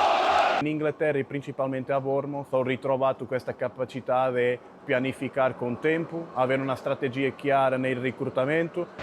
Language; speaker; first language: Italian; non-native, fluent; Portuguese